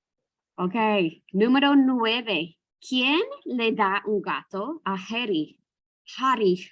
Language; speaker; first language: Spanish; non-native, fluent; English